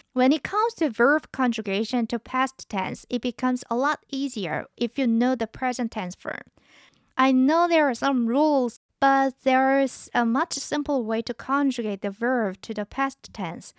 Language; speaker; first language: English; non-native, fluent; Korean